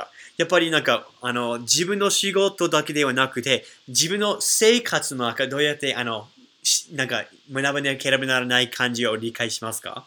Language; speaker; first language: Japanese; non-native, fluent; English